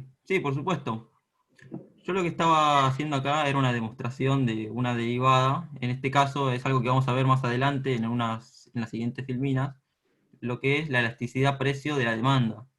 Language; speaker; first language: Spanish; native; Spanish